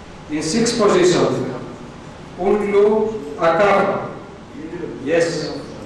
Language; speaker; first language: English; non-native, fluent; Greek